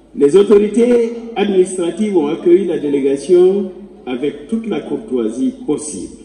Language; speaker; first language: French; non-native, local second language; Fula